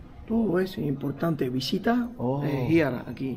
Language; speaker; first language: Spanish; native; Spanish